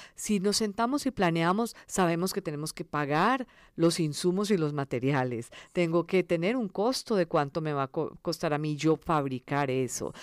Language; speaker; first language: Spanish; early bilingual, other home language; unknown